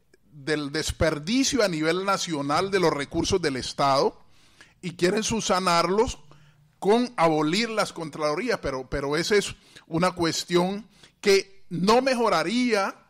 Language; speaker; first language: Spanish; native; Spanish